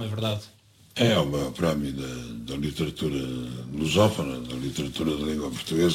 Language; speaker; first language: Portuguese; native; Portuguese